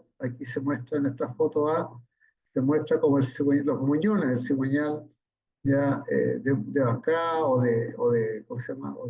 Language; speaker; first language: Spanish; native; Spanish